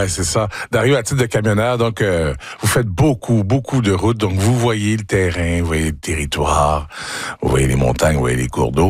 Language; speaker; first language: French; native; French